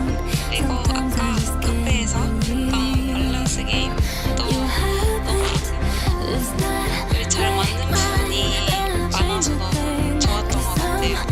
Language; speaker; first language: Korean; non-native, learner; Japanese